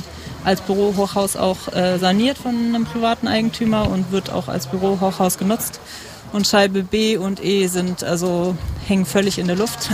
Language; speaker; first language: German; native; German